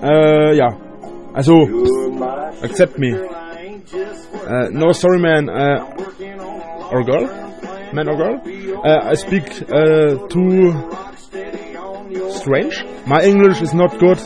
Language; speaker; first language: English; non-native, learner; German